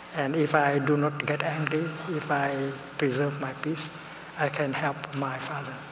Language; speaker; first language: English; non-native, fluent; Vietnamese